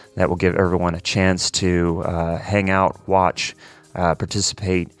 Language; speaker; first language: English; native; English